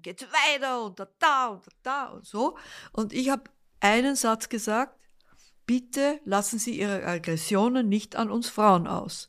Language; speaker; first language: German; early bilingual, other home language; Dutch